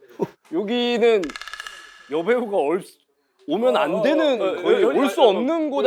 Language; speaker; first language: Korean; native; Korean